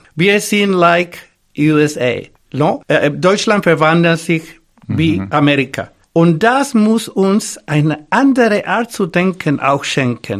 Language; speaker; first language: German; non-native, fluent; Spanish